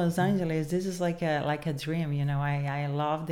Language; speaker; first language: English; non-native, fluent; Portuguese